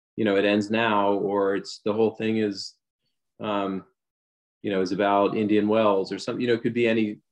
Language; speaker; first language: English; native; English